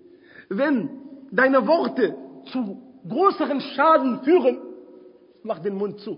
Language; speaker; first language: German; non-native, fluent; Arabic